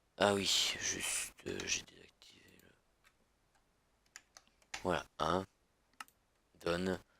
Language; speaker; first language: French; native; French